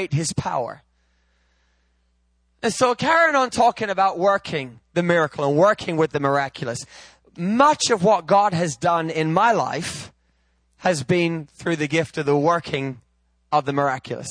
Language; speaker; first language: English; native; English